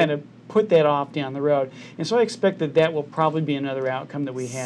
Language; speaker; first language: English; native; English